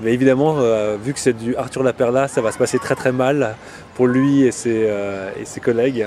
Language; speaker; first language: French; native; French